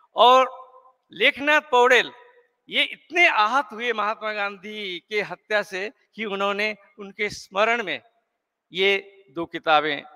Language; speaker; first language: Hindi; non-native, fluent; Nepali